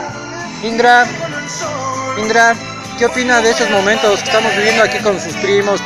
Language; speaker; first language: Spanish; native; Spanish